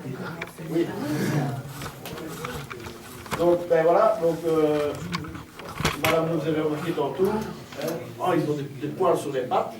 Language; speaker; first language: French; native; French